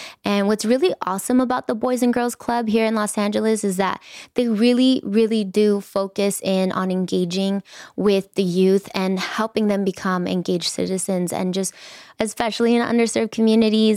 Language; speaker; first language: English; native; English